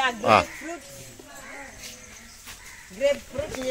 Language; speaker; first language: Russian; non-native, learner; Swahili